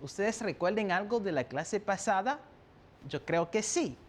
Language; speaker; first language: Spanish; non-native, fluent; French